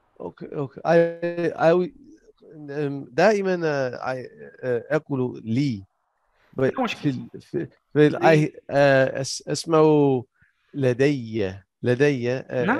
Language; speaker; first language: Arabic; non-native, learner; English